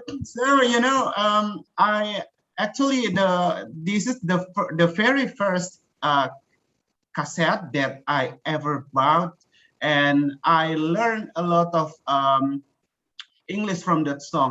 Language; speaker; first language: English; non-native, fluent; Indonesian